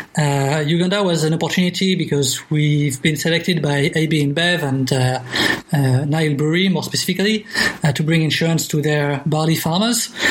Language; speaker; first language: English; non-native, fluent; French